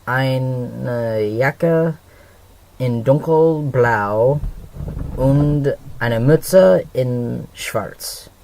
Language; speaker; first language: German; non-native, learner; English